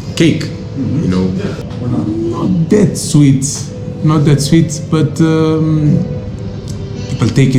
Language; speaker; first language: English; non-native, local second language; Kabuverdianu